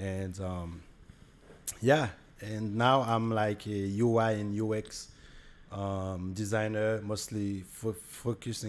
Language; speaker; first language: English; non-native, fluent; Haitian Creole